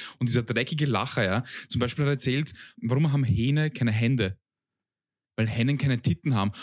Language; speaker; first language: German; early bilingual, other home language; Bosnian